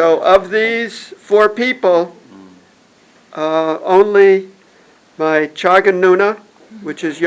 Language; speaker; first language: English; non-native, fluent; Korean